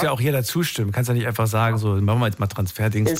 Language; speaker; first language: German; native; German